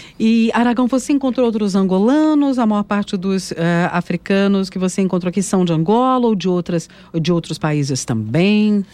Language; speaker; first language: Portuguese; native; Portuguese